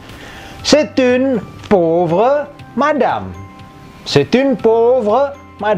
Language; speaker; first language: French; non-native, fluent; Indonesian